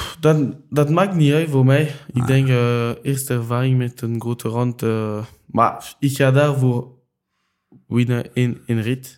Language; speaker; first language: Dutch; non-native, local second language; French